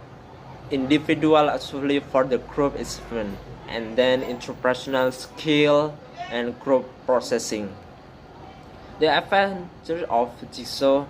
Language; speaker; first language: English; non-native, learner; Indonesian